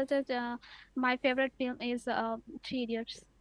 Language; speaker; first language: English; non-native, learner; Bangla